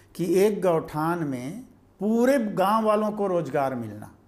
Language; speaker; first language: Hindi; native; Hindi